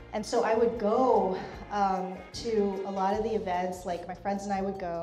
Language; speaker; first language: English; native; English